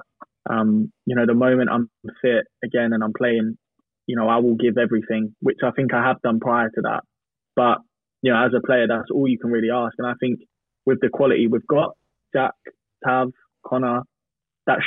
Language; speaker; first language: English; native; English